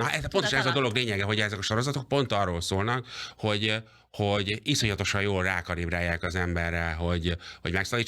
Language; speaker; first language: Hungarian; native; Hungarian